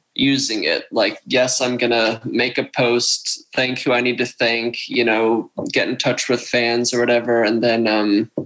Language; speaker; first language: English; native; English